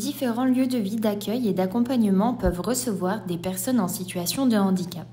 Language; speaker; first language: French; native; French